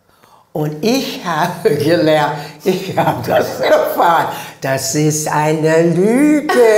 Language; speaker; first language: German; non-native, learner; English